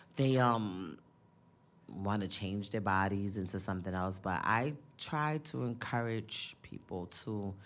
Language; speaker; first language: English; native; English